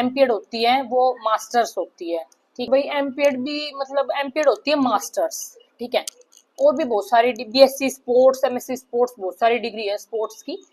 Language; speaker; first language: Hindi; native; Hindi